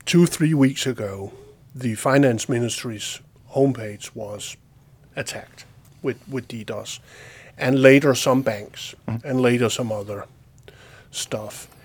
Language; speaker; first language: English; non-native, fluent; Danish